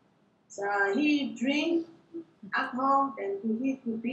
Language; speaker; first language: English; non-native, learner; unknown